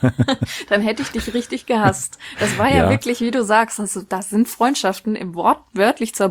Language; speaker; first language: German; native; German